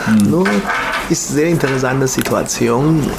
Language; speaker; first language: German; non-native, learner; Chinese